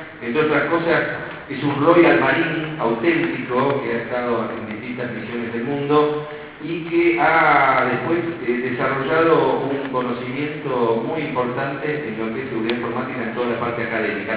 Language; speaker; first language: Spanish; native; Spanish